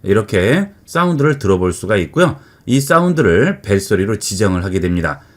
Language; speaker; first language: Korean; native; Korean